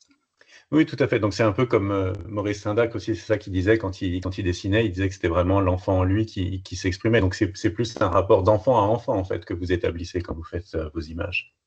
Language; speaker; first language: French; native; French